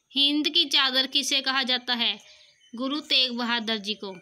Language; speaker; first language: Hindi; non-native, local second language; Punjabi